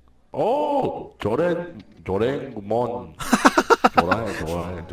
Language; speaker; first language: Korean; non-native, learner; English